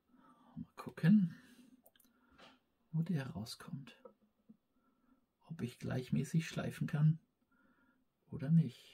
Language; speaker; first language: German; native; German